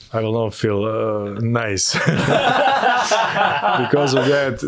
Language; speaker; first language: English; non-native, fluent; Serbian